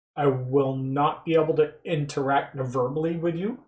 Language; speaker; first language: English; native; English